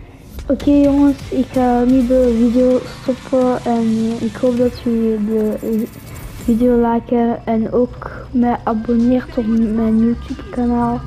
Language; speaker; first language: Dutch; non-native, local second language; French